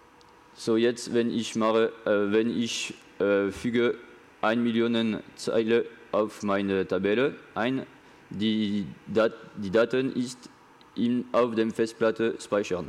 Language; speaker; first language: German; non-native, learner; French